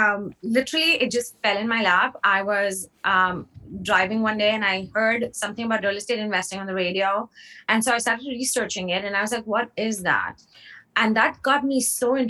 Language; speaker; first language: English; non-native, local second language; Hindi